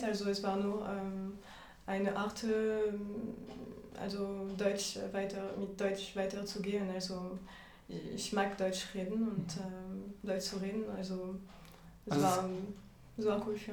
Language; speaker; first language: German; non-native, fluent; French